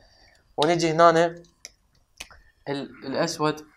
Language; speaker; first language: Arabic; native; Arabic